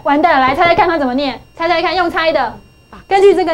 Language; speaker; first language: Chinese; native; Chinese